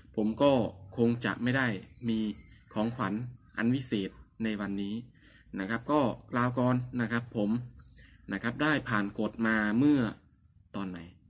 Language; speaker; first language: Thai; non-native, local second language; Northern Khmer